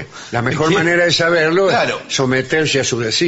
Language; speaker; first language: Spanish; native; Spanish